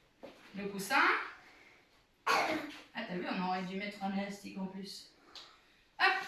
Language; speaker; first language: French; native; French